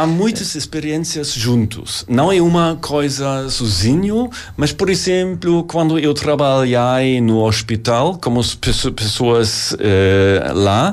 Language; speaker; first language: Portuguese; non-native, learner; German